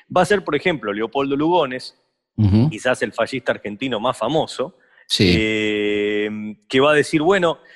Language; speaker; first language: Spanish; native; Spanish